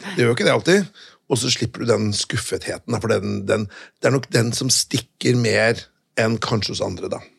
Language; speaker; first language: Norwegian; native; Norwegian